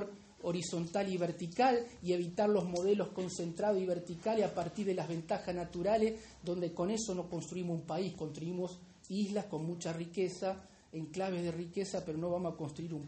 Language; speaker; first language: Spanish; native; Spanish